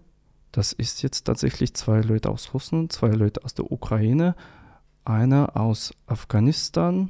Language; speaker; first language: German; non-native, learner; Russian